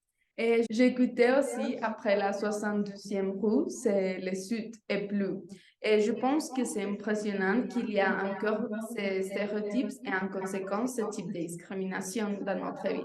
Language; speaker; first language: French; non-native, learner; Spanish